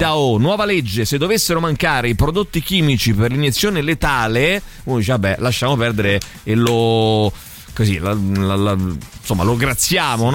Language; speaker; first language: Italian; native; Italian